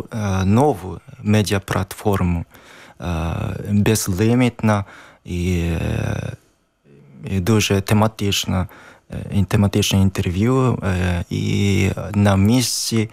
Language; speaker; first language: Ukrainian; non-native, learner; Japanese